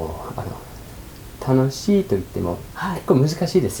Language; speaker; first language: Japanese; non-native, fluent; English